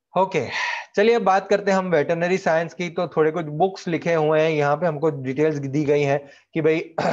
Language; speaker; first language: Hindi; non-native, local second language; Gujarati